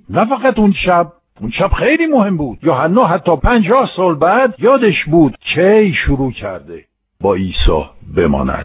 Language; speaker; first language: Persian; non-native, fluent; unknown